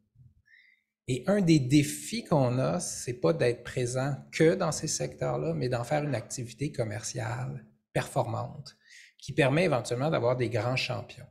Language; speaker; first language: French; native; French